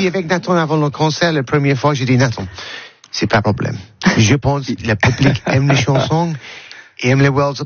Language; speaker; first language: French; non-native, learner; English